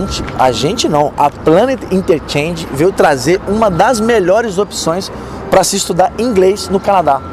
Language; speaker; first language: Portuguese; native; Portuguese